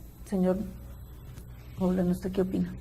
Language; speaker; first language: Spanish; native; Spanish